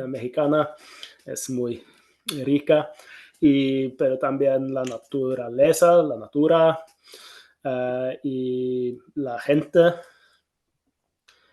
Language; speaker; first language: Spanish; non-native, fluent; Norwegian